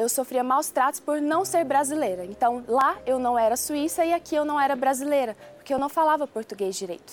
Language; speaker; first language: Portuguese; early bilingual, other home language; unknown